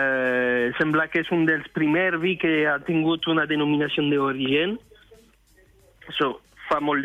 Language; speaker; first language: Catalan; non-native, fluent; French